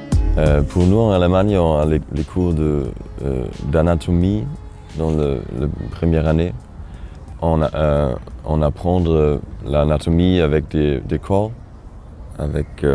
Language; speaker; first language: French; non-native, fluent; German